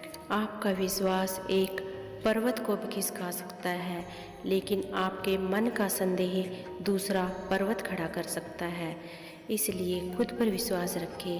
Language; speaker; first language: Hindi; native; Hindi